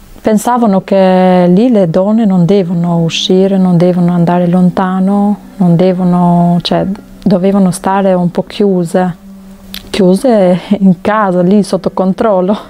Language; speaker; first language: Italian; non-native, fluent; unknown